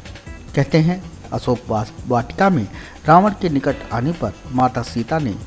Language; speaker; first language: Hindi; native; Hindi